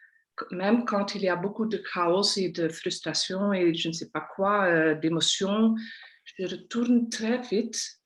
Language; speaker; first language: French; non-native, local second language; Dutch